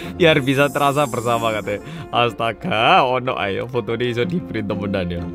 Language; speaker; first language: Indonesian; early bilingual, other home language; Korean